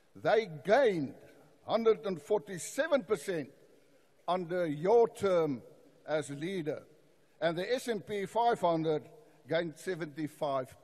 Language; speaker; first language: English; non-native, local second language; Afrikaans